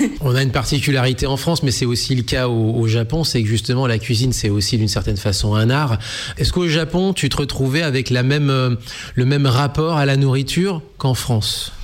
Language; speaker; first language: French; native; French